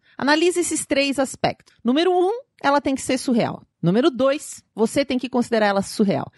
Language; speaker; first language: Portuguese; native; Portuguese